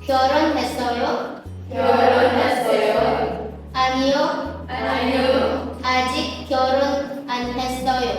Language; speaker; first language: Korean; non-native, learner; Indonesian